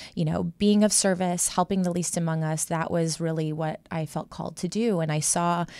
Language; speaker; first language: English; native; English